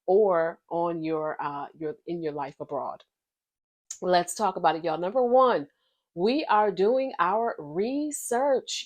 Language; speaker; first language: English; native; English